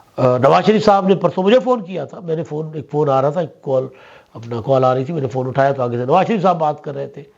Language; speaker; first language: Urdu; non-native, local second language; Sindhi